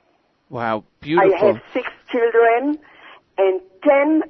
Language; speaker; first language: English; early bilingual, other home language; Arabic